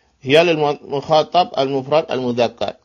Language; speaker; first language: Arabic; non-native, fluent; Indonesian